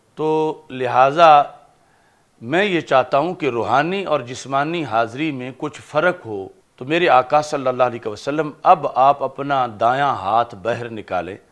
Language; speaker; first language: Urdu; non-native, local second language; Punjabi